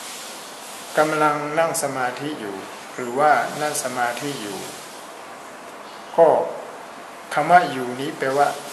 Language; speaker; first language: Thai; non-native, fluent; Burmese